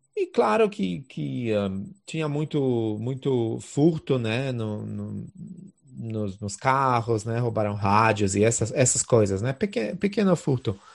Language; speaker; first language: Portuguese; non-native, fluent; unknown